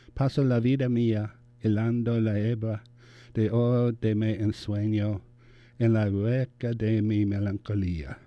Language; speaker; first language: Spanish; non-native, learner; English